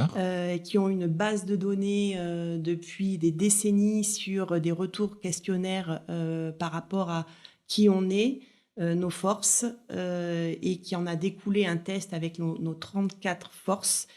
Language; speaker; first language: French; native; French